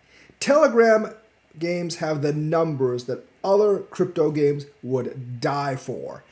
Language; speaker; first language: English; native; English